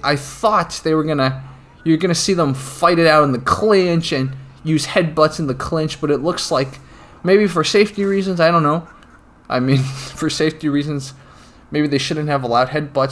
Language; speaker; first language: English; native; English